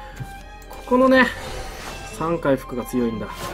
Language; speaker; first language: Japanese; native; Japanese